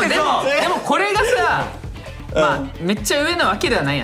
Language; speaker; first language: Japanese; native; Japanese